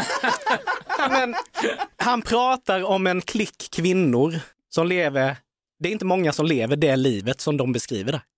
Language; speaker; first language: Swedish; native; Swedish